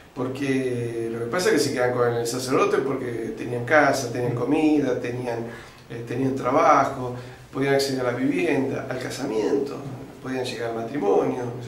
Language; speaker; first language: Spanish; native; Spanish